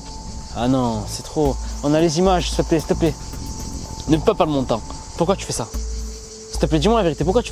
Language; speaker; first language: French; native; French